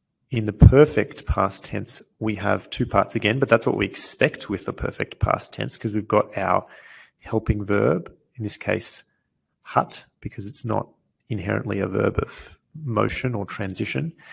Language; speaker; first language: English; native; English